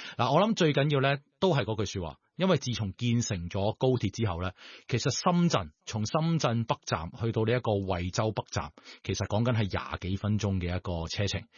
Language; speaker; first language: Chinese; non-native, local second language; Cantonese